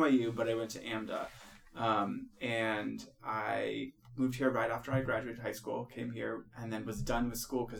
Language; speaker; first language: English; native; English